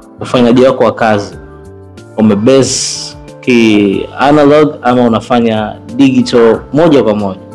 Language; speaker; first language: Swahili; native; Swahili